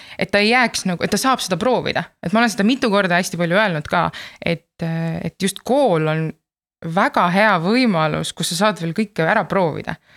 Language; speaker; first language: Estonian; native; Estonian